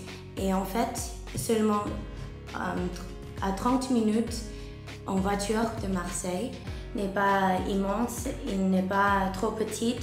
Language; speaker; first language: French; non-native, learner; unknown